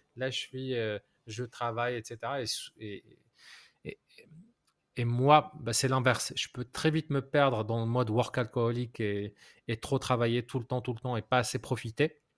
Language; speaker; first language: French; non-native, local second language; Arabic